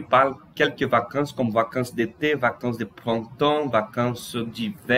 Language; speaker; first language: French; non-native, fluent; Portuguese